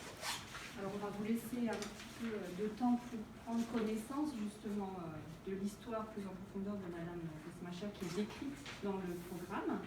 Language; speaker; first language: French; native; French